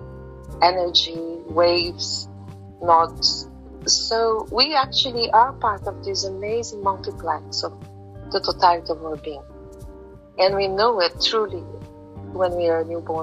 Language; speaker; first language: English; non-native, fluent; Portuguese